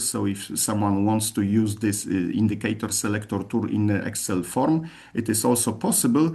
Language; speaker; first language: English; non-native, fluent; Polish